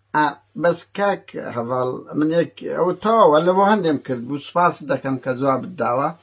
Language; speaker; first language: Central Kurdish; native; Central Kurdish